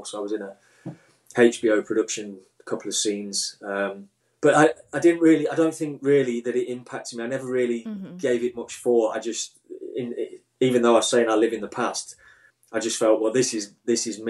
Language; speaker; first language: English; native; English